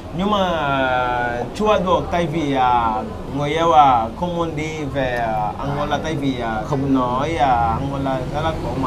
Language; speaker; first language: Vietnamese; non-native, learner; Portuguese